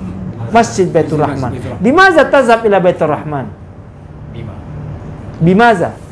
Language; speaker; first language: Arabic; non-native, fluent; Indonesian